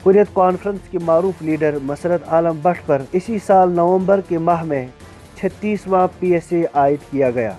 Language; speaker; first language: Urdu; non-native, local second language; Kashmiri